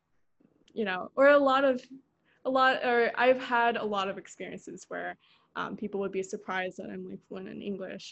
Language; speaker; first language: English; early bilingual, other home language; Korean